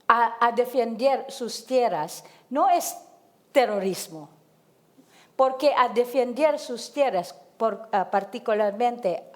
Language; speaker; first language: Spanish; non-native, learner; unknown